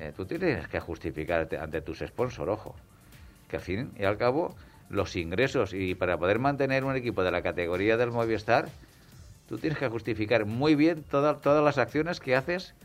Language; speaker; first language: Spanish; native; Spanish